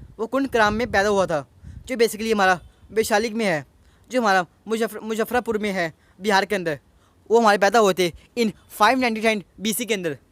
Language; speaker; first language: Hindi; native; Hindi